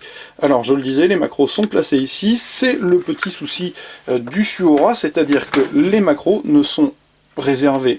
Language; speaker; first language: French; native; French